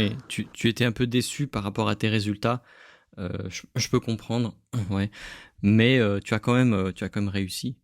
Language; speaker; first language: French; native; French